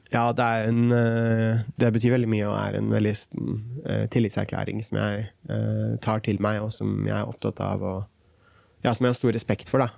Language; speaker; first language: Norwegian; early bilingual, other home language; Kurdish